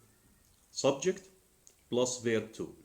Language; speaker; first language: English; non-native, fluent; Arabic